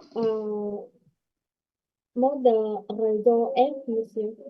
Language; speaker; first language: French; non-native, learner; Vietnamese